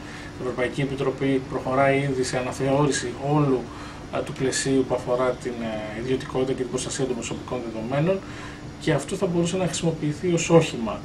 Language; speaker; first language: Greek; native; Greek